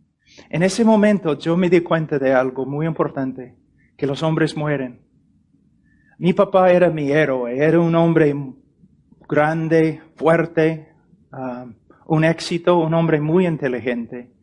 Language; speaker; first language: Spanish; non-native, fluent; English